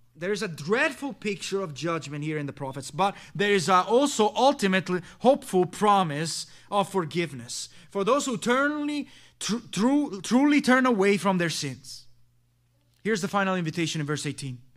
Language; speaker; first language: English; non-native, fluent; Italian